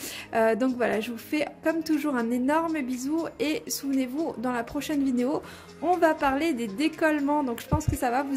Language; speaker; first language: French; native; French